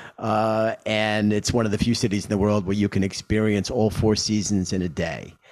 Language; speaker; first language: English; native; English